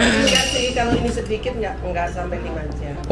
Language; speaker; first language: Indonesian; native; Indonesian